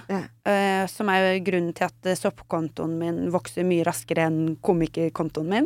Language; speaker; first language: Norwegian; native; Norwegian